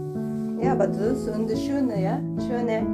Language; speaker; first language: German; non-native, learner; Japanese